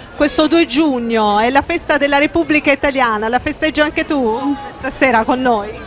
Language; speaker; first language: Italian; native; Italian